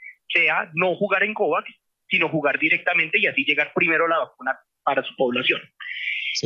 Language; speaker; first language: Spanish; native; Spanish